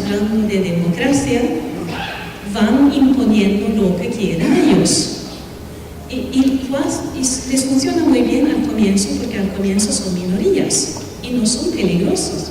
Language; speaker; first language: Spanish; non-native, fluent; Swedish